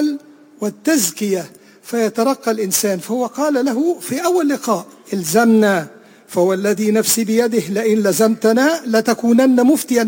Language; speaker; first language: Arabic; native; Arabic